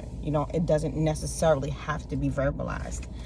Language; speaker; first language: English; native; English